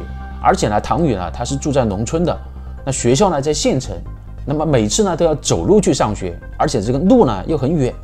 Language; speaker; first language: Chinese; native; Chinese